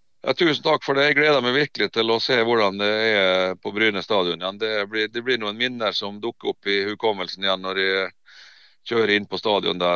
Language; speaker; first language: Norwegian; native; Norwegian